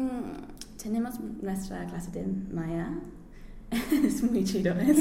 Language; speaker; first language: Spanish; non-native, learner; English